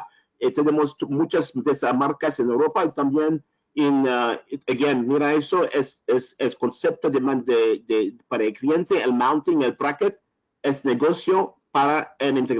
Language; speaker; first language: Spanish; non-native, learner; French